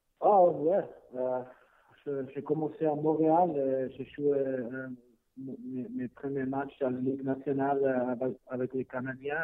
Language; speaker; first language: French; non-native, learner; Swiss German